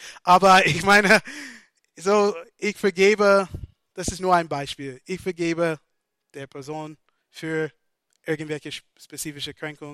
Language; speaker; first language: German; non-native, fluent; English